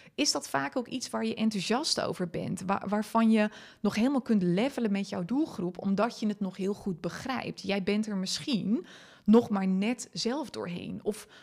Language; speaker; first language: Dutch; non-native, local second language; Western Frisian